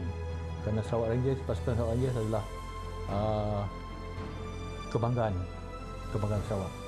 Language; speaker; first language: Malay; native; Malay